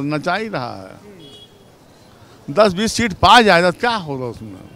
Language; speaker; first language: Hindi; native; Hindi